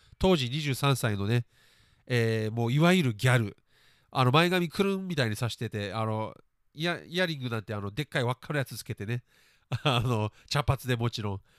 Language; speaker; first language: Japanese; early bilingual, other home language; English